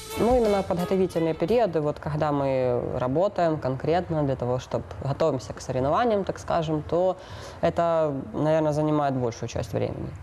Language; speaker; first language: Russian; native; Russian